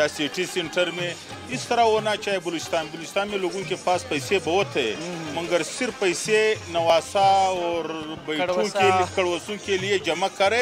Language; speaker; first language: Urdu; non-native, local second language; Pashto